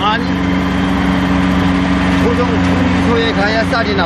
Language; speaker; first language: Korean; native; Korean